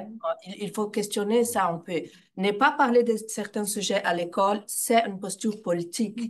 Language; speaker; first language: French; non-native, fluent; Portuguese